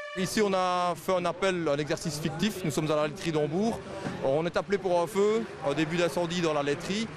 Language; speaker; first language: French; native; French